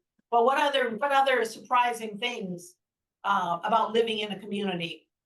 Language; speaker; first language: English; native; English